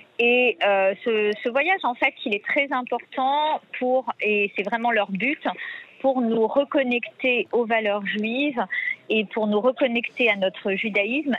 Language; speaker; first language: French; native; French